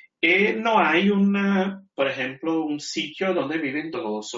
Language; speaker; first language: Spanish; non-native, fluent; Portuguese